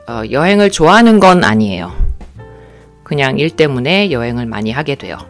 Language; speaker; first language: Korean; non-native, learner; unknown